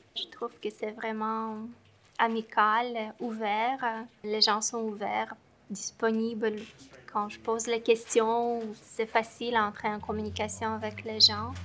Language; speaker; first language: French; non-native, fluent; Romanian